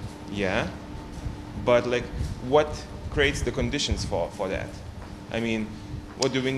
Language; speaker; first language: English; non-native, fluent; Lithuanian